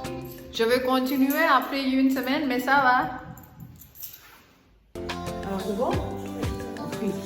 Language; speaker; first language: French; non-native, fluent; Hindi